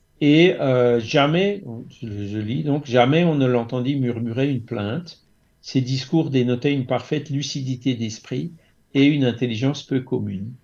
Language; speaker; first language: French; native; French